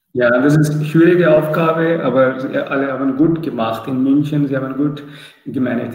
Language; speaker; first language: German; non-native, learner; Urdu